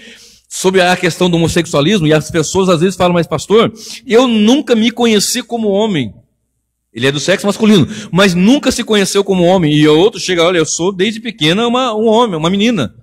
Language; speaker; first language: Portuguese; native; Portuguese